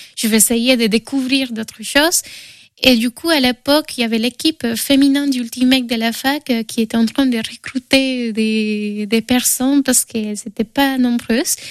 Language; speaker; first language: French; non-native, fluent; Spanish